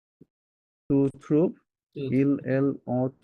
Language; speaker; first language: French; non-native, learner; Bangla